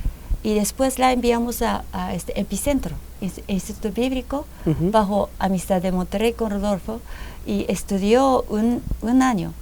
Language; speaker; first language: Spanish; non-native, fluent; Japanese